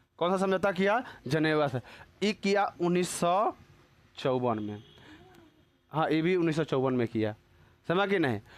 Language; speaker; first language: Hindi; native; Hindi